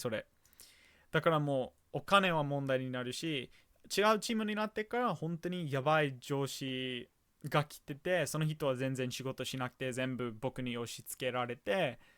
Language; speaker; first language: Japanese; non-native, fluent; English